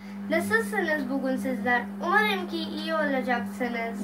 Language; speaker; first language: Turkish; non-native, learner; Urdu